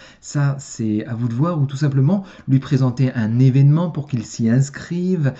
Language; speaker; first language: French; native; French